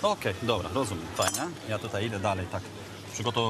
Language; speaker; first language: Polish; non-native, fluent; French